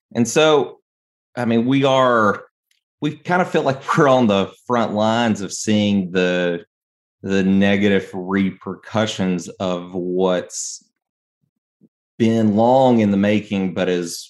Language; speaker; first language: English; native; English